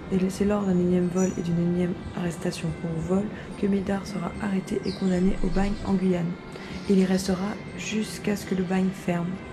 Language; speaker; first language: French; native; French